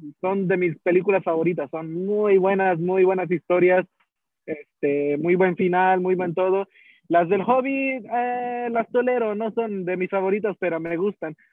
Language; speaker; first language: Spanish; early bilingual, heritage; Spanish